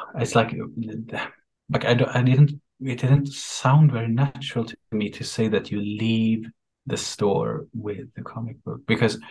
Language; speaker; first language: English; non-native, fluent; Swedish